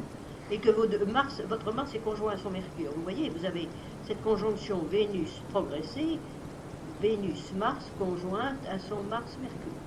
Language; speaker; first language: French; native; French